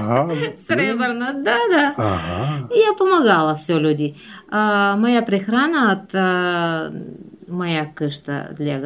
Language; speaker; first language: Russian; non-native, learner; Bulgarian